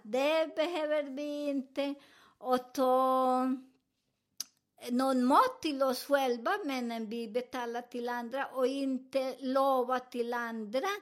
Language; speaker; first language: Swedish; non-native, fluent; Spanish